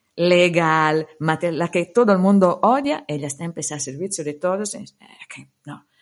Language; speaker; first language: Spanish; non-native, fluent; Italian